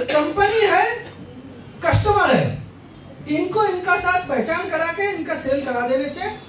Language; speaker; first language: Hindi; non-native, local second language; Bangla